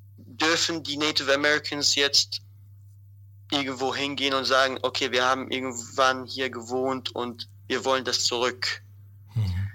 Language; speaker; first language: German; non-native, fluent; Arabic